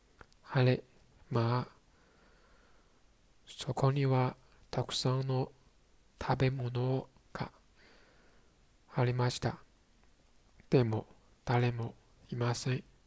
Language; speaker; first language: Japanese; non-native, learner; Chinese